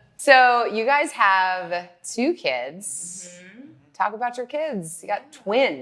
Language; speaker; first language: English; native; English